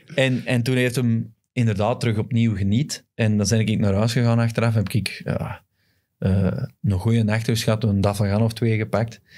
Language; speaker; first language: Dutch; native; Dutch